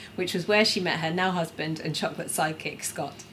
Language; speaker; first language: English; native; English